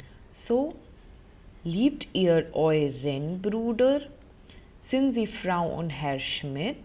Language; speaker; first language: German; non-native, fluent; Hindi